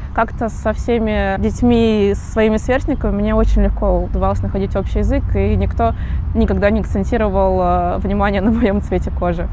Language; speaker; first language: Russian; native; Russian